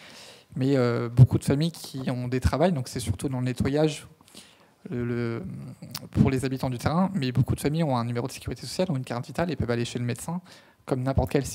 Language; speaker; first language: French; native; French